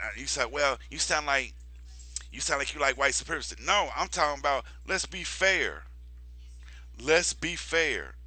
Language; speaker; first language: English; native; English